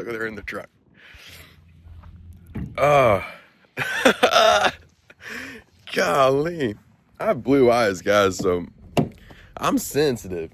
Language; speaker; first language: English; native; English